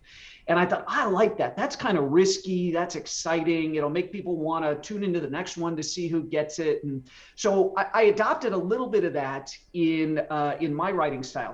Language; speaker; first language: English; native; English